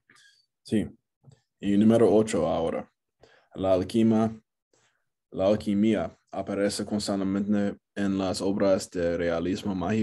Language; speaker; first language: Spanish; non-native, learner; English